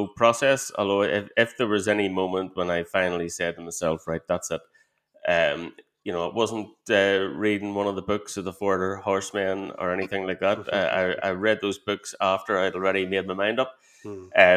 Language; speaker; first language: English; native; English